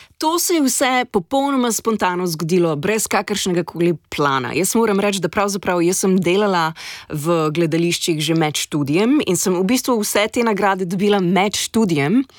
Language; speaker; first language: Slovenian; native; Slovenian